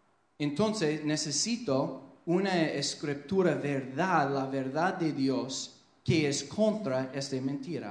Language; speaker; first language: Spanish; non-native, fluent; English